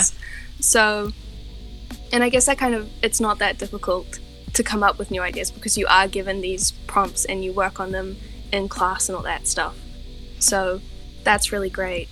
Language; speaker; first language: English; native; English